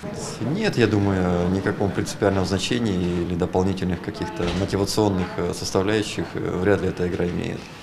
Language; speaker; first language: Russian; native; Russian